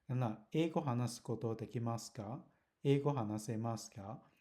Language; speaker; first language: Japanese; non-native, learner; Cantonese